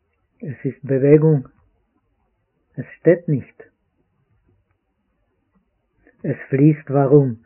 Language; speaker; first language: German; non-native, fluent; Czech